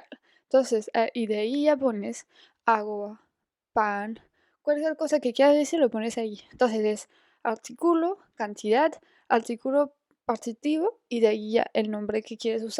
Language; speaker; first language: Spanish; non-native, fluent; French